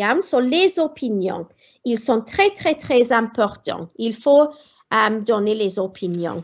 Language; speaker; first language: French; non-native, fluent; Welsh